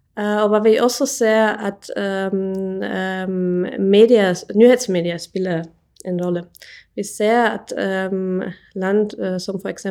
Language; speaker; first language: Norwegian; non-native, fluent; English